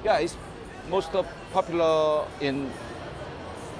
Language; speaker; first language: English; non-native, learner; Korean